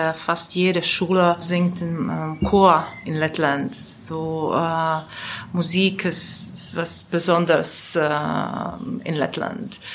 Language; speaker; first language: German; non-native, learner; Latvian